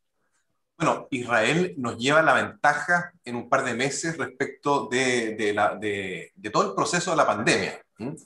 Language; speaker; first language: Spanish; native; Spanish